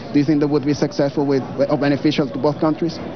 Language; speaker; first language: English; non-native, fluent; Spanish